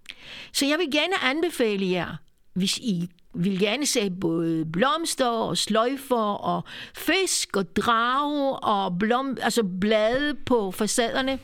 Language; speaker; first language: Danish; non-native, fluent; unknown